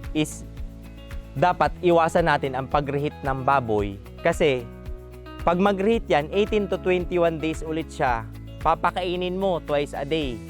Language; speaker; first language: Filipino; non-native, local second language; Bikol